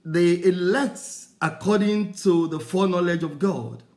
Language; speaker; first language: English; non-native, local second language; Yoruba